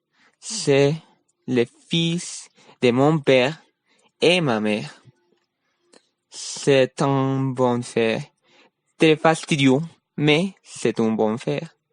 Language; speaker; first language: French; non-native, learner; Spanish